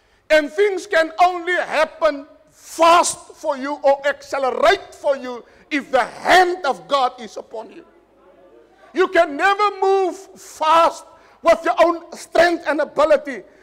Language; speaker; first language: English; non-native, local second language; Afrikaans